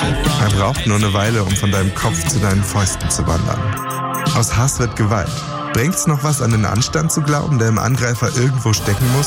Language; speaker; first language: German; native; German